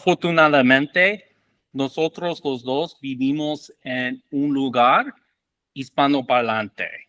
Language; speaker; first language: Spanish; non-native, fluent; English